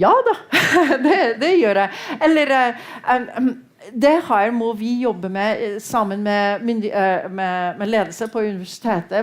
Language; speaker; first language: Norwegian; non-native, fluent; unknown